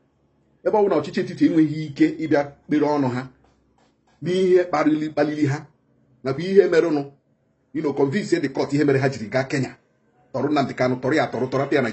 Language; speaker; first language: Igbo; native; Igbo